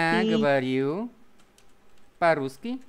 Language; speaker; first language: Russian; non-native, fluent; Vietnamese